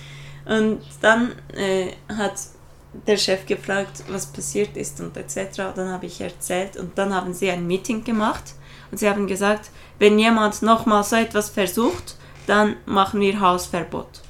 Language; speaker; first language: German; non-native, fluent; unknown